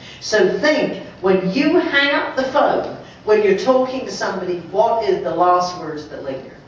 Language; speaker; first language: English; native; English